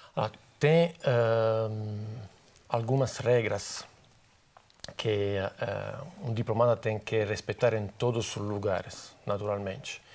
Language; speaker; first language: Portuguese; non-native, fluent; Italian